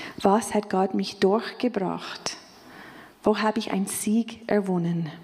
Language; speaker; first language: German; non-native, fluent; English